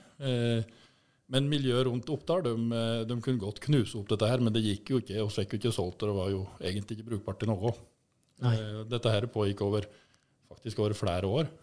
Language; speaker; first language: Norwegian; native; Norwegian